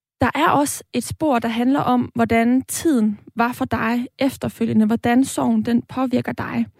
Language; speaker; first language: Danish; native; Danish